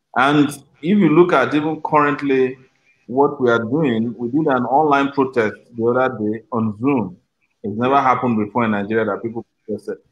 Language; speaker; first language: English; non-native, local second language; Yoruba